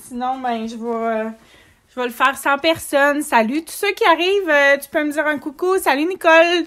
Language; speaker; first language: French; native; French